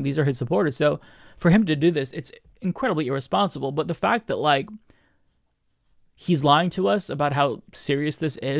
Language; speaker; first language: English; native; English